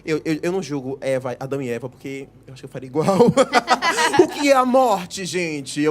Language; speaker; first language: Portuguese; native; Portuguese